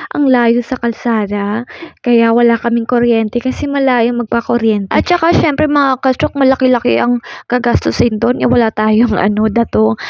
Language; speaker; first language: Filipino; non-native, local second language; Waray